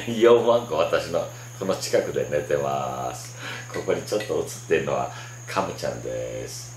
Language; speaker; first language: Japanese; native; Japanese